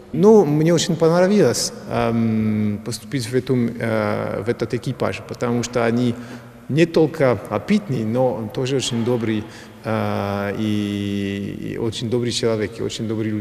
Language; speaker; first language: Russian; non-native, fluent; French